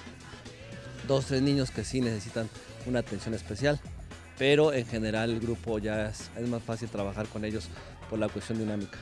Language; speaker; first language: Spanish; native; Spanish